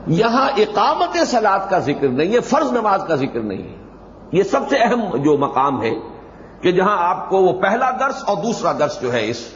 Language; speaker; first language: Urdu; native; Urdu